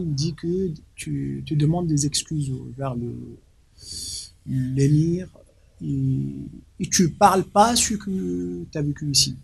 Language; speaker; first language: French; non-native, local second language; Arabic